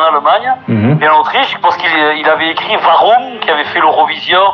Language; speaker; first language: French; native; French